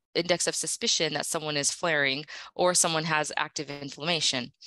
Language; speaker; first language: English; native; English